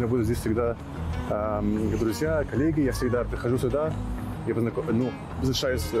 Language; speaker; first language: Russian; non-native, fluent; Arabic